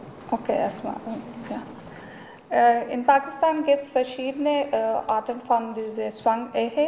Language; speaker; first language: German; non-native, learner; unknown